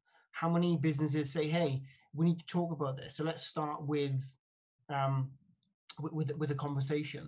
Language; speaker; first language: English; native; English